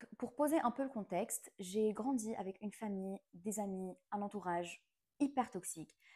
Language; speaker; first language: French; non-native, local second language; Arabic